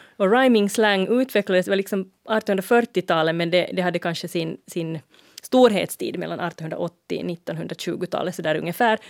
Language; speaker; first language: Swedish; native; Swedish